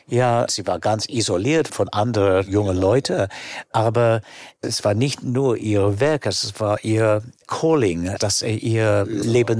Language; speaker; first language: German; non-native, fluent; English